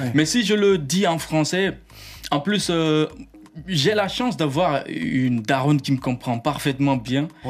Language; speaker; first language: French; non-native, local second language; Fula